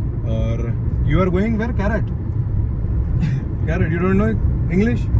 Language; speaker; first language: English; non-native, local second language; Hindi